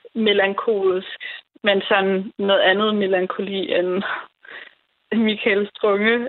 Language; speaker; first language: Danish; native; Danish